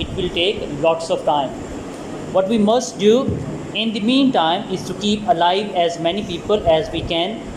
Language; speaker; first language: English; non-native, local second language; Urdu